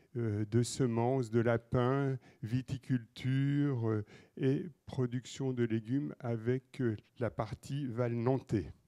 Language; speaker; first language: French; native; French